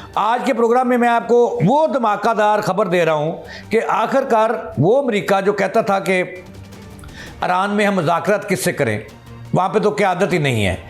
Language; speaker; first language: Urdu; non-native, local second language; Punjabi